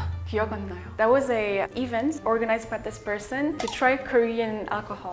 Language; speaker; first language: English; non-native, fluent; French